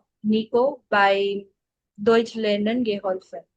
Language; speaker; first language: German; non-native, learner; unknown